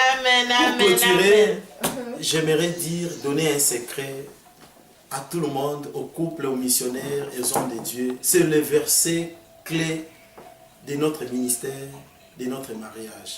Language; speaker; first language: French; non-native, local second language; Lingala